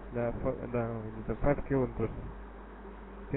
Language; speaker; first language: English; non-native, learner; Russian